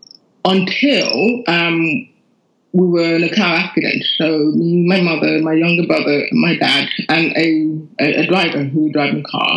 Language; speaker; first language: English; non-native, local second language; Yoruba